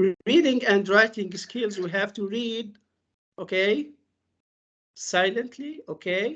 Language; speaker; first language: English; non-native, fluent; Arabic